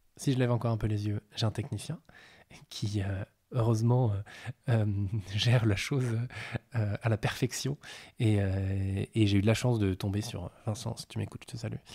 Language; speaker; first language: French; native; French